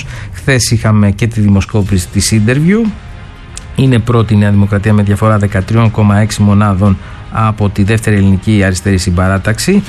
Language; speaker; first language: Greek; native; Greek